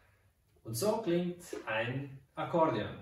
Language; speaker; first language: German; non-native, fluent; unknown